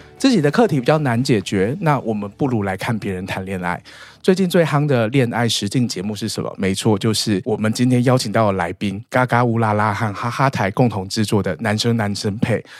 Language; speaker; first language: Chinese; native; Chinese